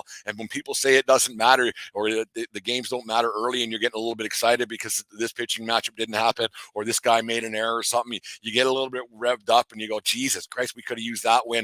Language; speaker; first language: English; native; English